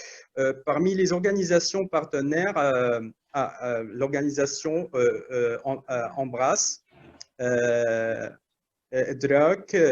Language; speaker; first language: French; non-native, learner; Arabic